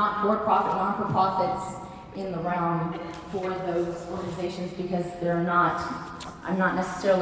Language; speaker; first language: English; native; English